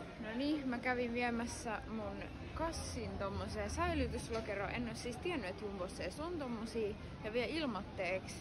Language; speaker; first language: Finnish; native; Finnish